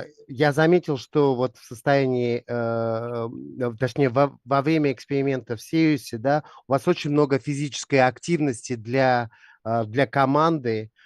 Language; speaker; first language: Russian; native; Russian